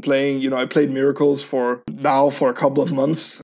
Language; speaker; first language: English; non-native, fluent; Danish